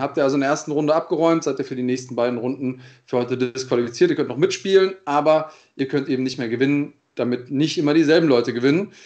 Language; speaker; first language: German; native; German